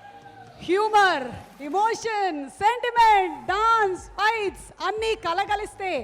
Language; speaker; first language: Telugu; native; Telugu